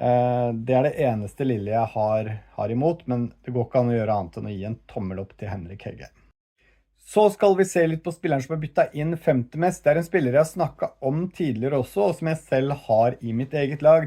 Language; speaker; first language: Norwegian; native; Norwegian